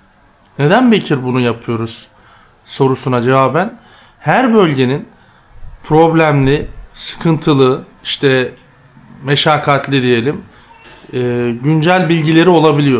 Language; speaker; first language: Turkish; native; Turkish